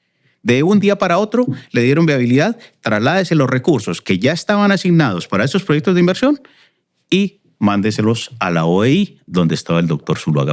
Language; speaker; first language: Spanish; native; Spanish